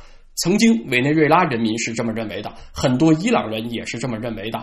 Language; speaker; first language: Chinese; native; Chinese